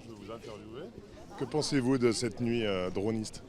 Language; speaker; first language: French; native; French